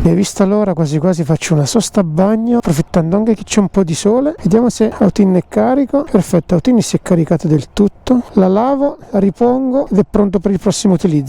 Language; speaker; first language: Italian; native; Italian